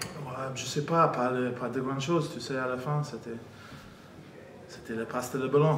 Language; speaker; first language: French; non-native, fluent; English